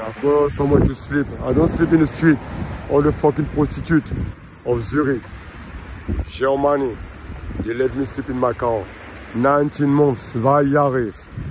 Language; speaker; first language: English; non-native, learner; French